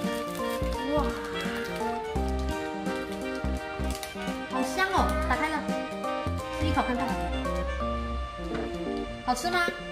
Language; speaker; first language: Chinese; native; Chinese